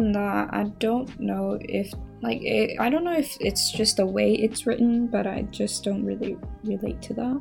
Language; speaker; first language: English; non-native, fluent; Japanese